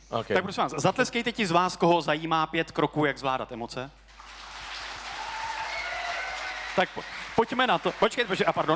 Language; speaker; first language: Czech; native; Czech